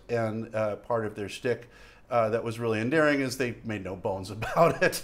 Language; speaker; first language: English; native; English